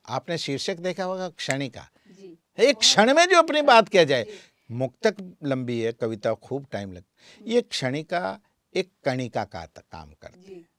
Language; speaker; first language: Hindi; native; Hindi